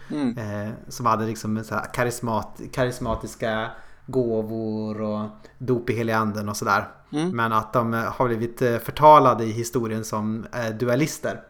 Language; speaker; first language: Swedish; native; Swedish